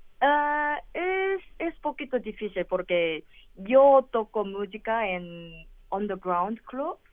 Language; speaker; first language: Spanish; non-native, learner; Korean